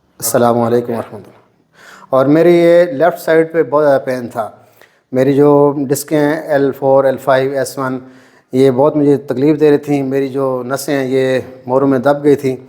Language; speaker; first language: Urdu; non-native, local second language; Punjabi